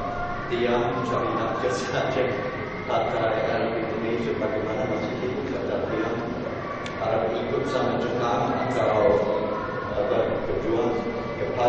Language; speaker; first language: Indonesian; non-native, fluent; English